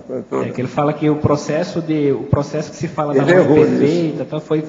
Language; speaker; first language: Portuguese; native; Portuguese